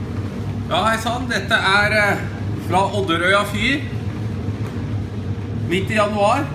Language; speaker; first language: Norwegian; native; Norwegian